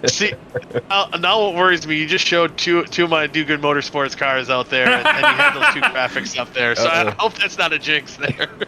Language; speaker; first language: English; native; English